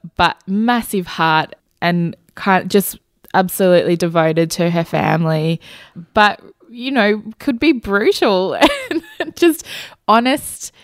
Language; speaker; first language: English; early bilingual, other home language; Hindi